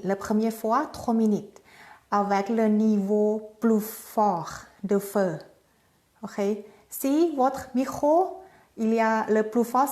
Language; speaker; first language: French; non-native, learner; Thai